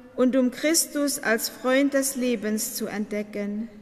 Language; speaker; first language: German; non-native, local second language; Luxembourgish